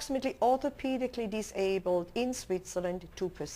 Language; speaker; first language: English; non-native, local second language; German